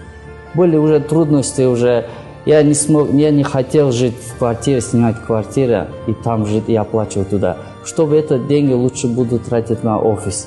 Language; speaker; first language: Russian; non-native, learner; Kyrgyz